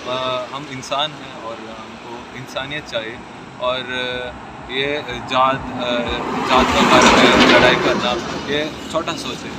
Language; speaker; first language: Hindi; non-native, local second language; Malayalam